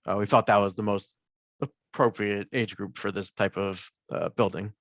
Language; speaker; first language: English; native; English